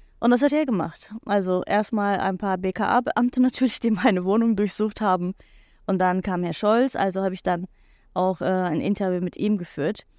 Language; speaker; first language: German; non-native, fluent; Turkish